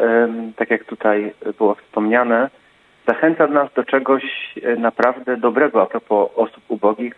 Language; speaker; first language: Polish; native; Polish